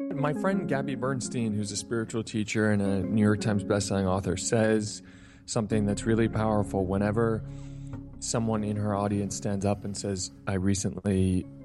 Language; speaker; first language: English; native; English